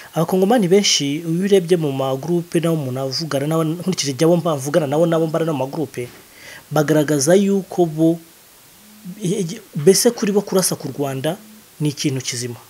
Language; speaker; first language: Kinyarwanda; native; Kinyarwanda